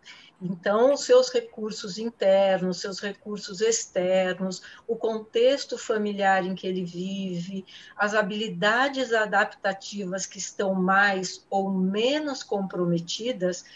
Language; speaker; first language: Portuguese; native; Portuguese